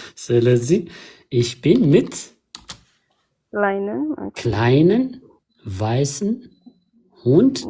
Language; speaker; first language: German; non-native, fluent; Amharic